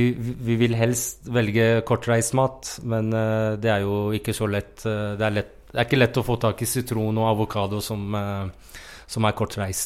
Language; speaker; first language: Norwegian; non-native, fluent; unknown